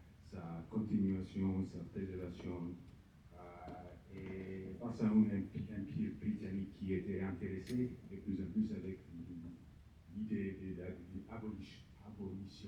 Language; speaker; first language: French; non-native, fluent; English